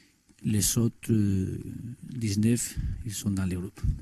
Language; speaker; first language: French; non-native, learner; Spanish